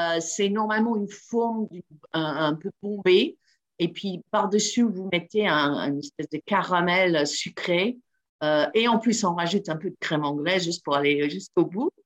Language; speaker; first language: French; non-native, fluent; English